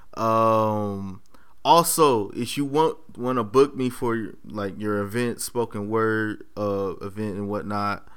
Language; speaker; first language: English; native; English